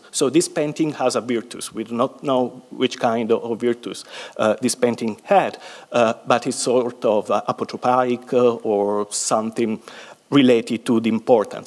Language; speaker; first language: English; non-native, fluent; Italian